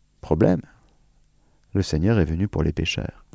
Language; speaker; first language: French; native; French